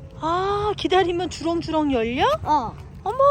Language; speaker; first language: Korean; native; Korean